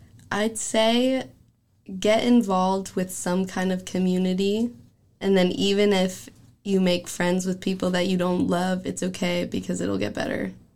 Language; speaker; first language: English; early bilingual, other home language; French